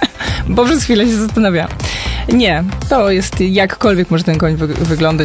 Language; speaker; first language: Polish; native; Polish